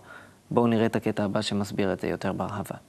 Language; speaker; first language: Hebrew; native; Hebrew